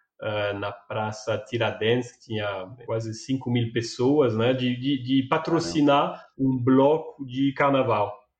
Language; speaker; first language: Portuguese; non-native, fluent; French